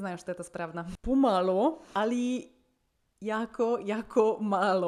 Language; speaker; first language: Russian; non-native, learner; Polish